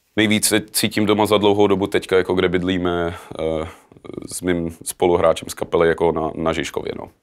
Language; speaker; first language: Czech; early bilingual, heritage; Czech